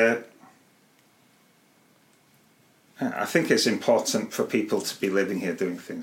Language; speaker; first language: English; non-native, local second language; Welsh